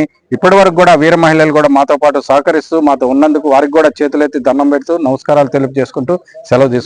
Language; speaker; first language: Telugu; native; Telugu